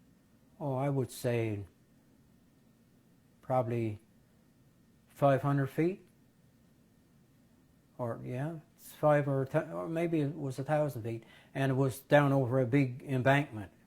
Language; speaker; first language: English; native; English